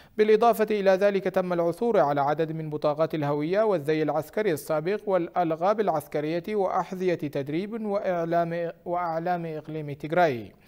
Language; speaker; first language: Arabic; non-native, fluent; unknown